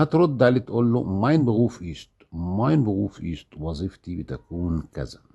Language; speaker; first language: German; non-native, fluent; Arabic